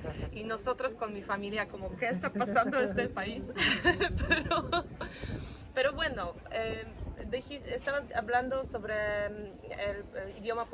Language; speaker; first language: Spanish; non-native, fluent; Polish